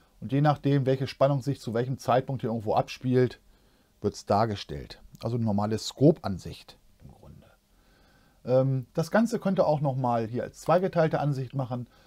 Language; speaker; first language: German; native; German